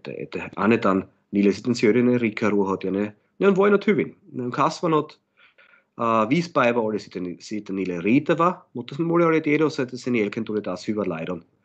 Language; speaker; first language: Finnish; non-native, fluent; German